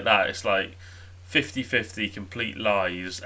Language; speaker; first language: English; native; English